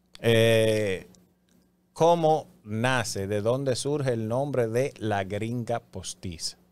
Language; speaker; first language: Spanish; native; Spanish